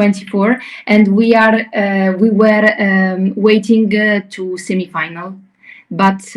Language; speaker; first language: English; non-native, learner; Italian